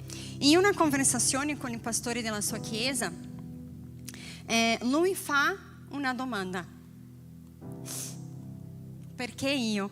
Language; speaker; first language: Italian; non-native, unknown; Portuguese